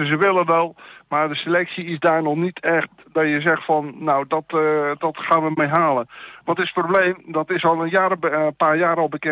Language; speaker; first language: Dutch; native; Dutch